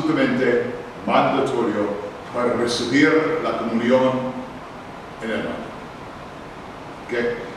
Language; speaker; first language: Spanish; non-native, learner; English